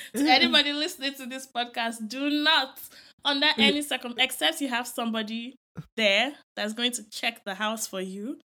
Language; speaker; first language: English; non-native, local second language; Yoruba